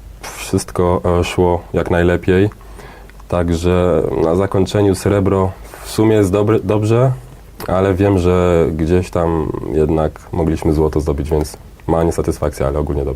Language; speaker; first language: Polish; early bilingual, heritage; Polish